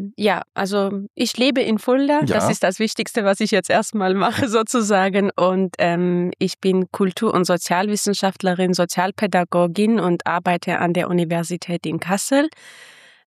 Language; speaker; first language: German; non-native, fluent; Armenian